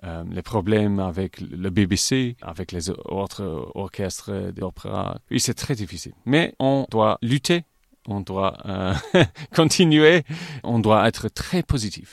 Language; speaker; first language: French; non-native, fluent; English